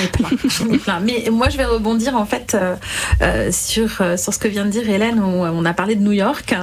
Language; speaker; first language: French; native; French